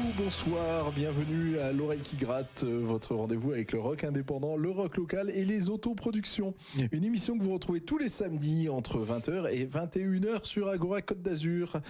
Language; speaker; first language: French; native; French